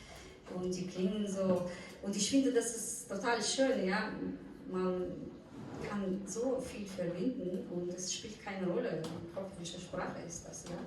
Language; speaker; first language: German; non-native, fluent; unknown